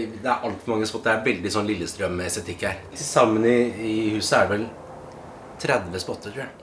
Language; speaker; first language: Norwegian; native; Norwegian